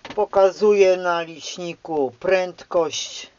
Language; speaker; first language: Polish; native; Polish